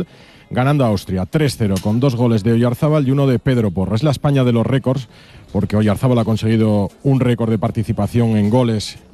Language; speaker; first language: Spanish; native; Spanish